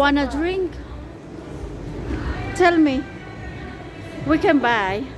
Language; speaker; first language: English; non-native, fluent; Filipino